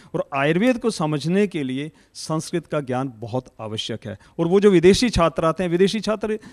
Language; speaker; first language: Hindi; native; Hindi